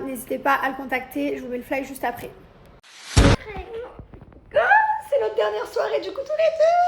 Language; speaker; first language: French; native; French